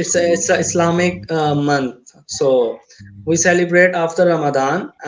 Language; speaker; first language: English; non-native, learner; Urdu